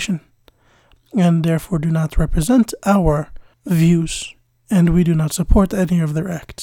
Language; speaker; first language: English; native; English